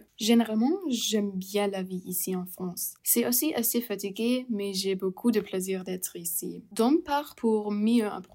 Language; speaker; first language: French; non-native, learner; German